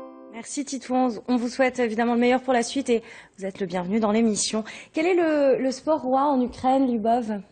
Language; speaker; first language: French; native; French